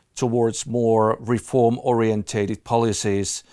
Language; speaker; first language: English; non-native, fluent; Finnish